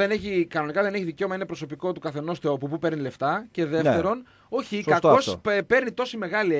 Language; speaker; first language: Greek; native; Greek